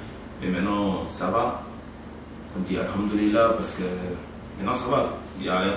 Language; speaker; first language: French; non-native, local second language; Wolof